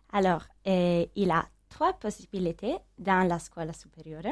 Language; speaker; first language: French; non-native, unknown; Italian